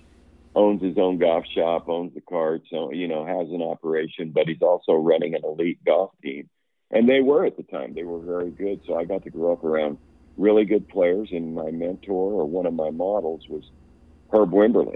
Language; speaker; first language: English; native; English